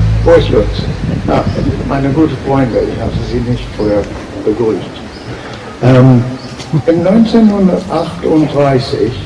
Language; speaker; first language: German; early bilingual, heritage; German